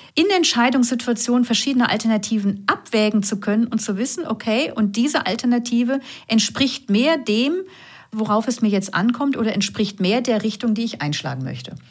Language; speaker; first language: German; native; German